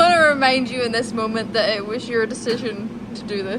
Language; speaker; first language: English; native; English